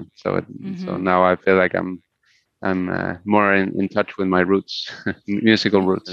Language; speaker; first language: English; non-native, fluent; Spanish